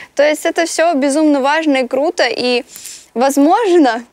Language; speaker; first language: Russian; native; Russian